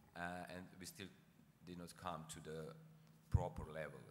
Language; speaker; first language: English; non-native, fluent; Slovenian